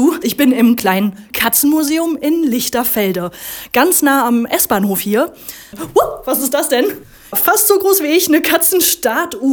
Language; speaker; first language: German; native; German